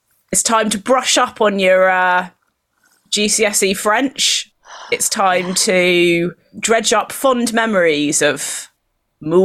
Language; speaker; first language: English; native; English